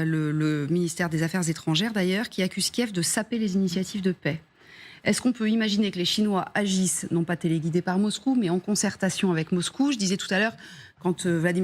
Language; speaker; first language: French; native; French